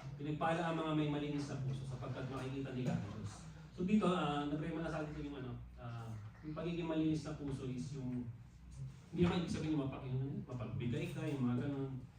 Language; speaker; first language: Filipino; non-native, local second language; Waray